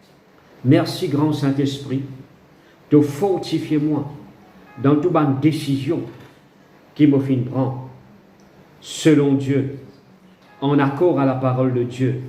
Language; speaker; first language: French; non-native, local second language; Morisyen